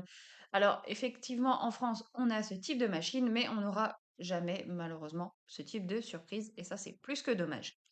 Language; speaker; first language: French; native; French